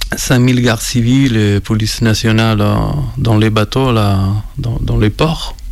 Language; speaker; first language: French; non-native, fluent; Spanish